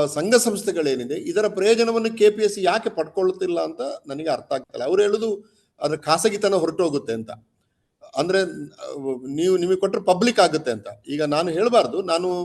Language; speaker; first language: Kannada; native; Kannada